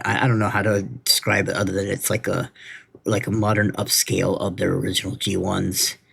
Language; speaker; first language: English; native; English